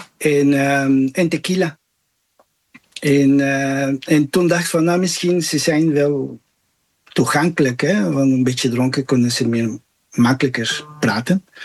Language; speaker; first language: Dutch; non-native, fluent; Spanish